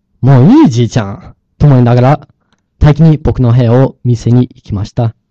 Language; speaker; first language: Japanese; non-native, learner; English